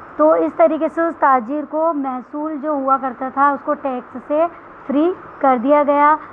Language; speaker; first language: Urdu; native; Urdu